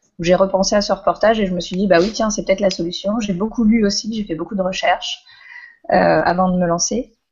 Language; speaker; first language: French; native; French